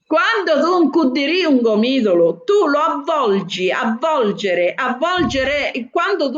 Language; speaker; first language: Italian; native; Italian